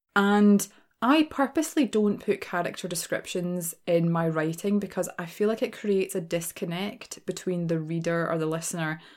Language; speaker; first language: English; native; English